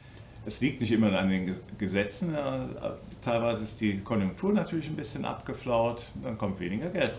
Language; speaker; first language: German; native; German